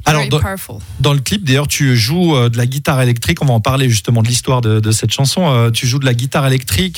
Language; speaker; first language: French; native; French